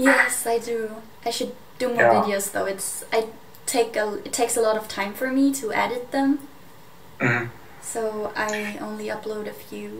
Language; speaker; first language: English; non-native, fluent; German